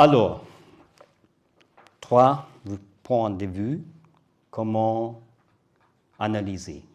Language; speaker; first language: French; non-native, learner; German